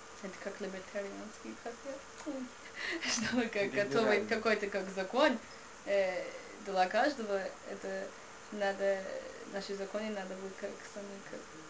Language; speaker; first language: Russian; non-native, learner; English